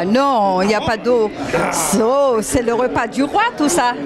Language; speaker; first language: French; non-native, local second language; Malagasy